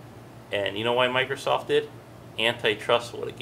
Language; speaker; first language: English; native; English